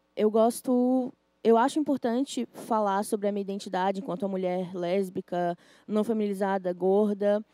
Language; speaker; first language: Portuguese; native; Portuguese